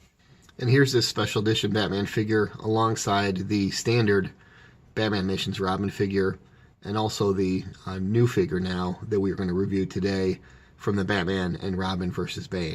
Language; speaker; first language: English; native; English